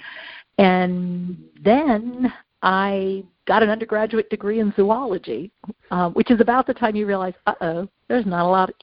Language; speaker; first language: English; native; English